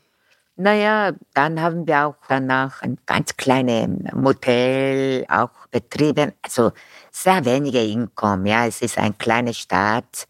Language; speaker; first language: German; non-native, fluent; Korean